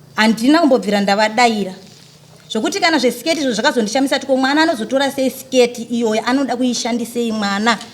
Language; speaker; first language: Shona; native; Shona